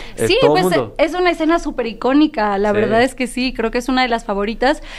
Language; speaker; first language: Spanish; native; Spanish